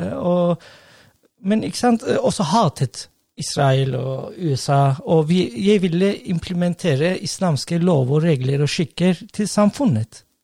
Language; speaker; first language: Norwegian; non-native, fluent; Turkish